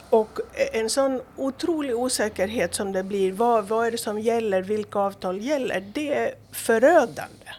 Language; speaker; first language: Swedish; non-native, fluent; Greek